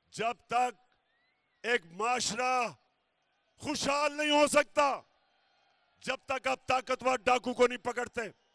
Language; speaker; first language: Urdu; native; Urdu